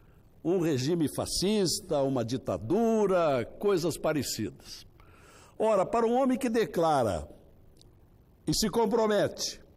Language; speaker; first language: Portuguese; native; Portuguese